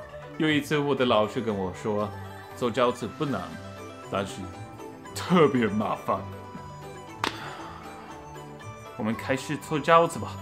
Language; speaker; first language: Chinese; non-native, fluent; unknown